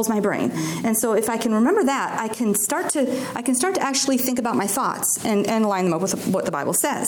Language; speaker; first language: English; native; English